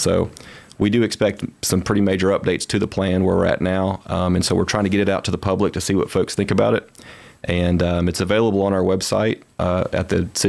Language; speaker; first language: English; native; English